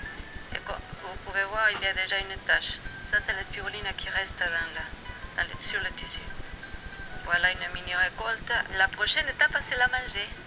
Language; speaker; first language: French; non-native, fluent; Spanish